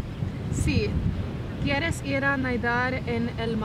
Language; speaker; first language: Spanish; non-native, learner; English